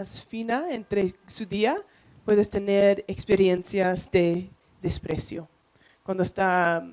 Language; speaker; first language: Spanish; non-native, learner; English